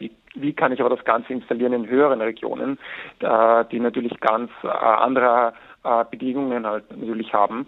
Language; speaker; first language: German; native; German